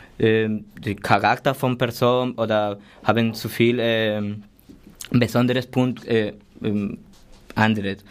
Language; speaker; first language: German; non-native, learner; Spanish